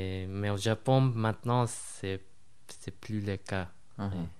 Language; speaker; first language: French; non-native, fluent; Japanese